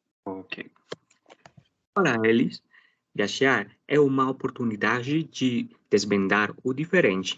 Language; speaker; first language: Portuguese; non-native, learner; Spanish